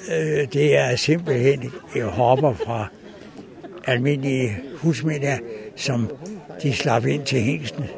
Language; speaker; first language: Danish; native; Danish